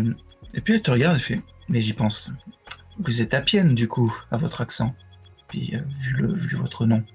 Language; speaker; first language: French; native; French